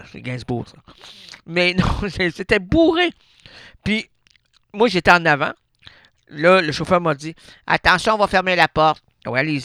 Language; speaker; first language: French; native; French